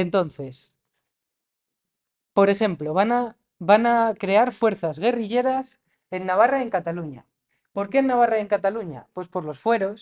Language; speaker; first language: Spanish; native; Spanish